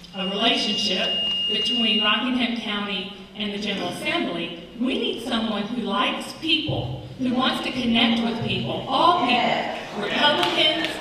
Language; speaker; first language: English; native; English